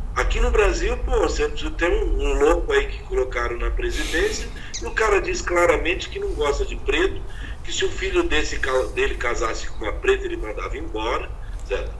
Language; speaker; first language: Portuguese; native; Portuguese